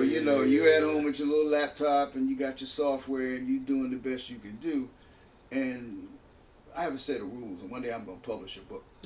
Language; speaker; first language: English; native; English